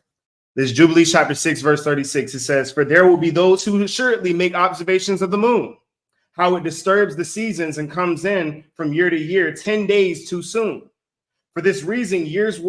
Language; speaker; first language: English; native; English